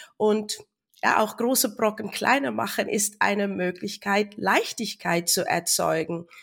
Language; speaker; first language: German; non-native, fluent; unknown